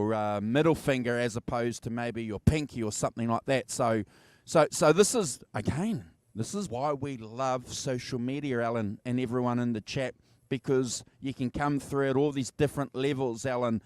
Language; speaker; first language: English; native; English